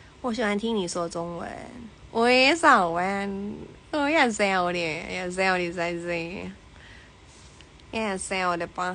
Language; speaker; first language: Chinese; non-native, learner; Thai